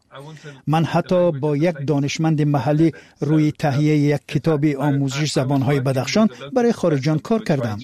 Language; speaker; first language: Persian; non-native, fluent; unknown